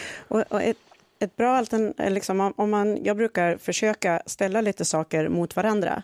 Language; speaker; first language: Swedish; native; Swedish